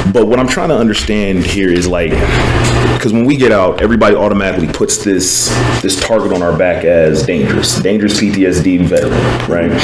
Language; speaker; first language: English; native; English